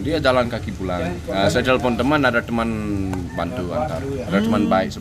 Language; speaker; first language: Indonesian; non-native, fluent; English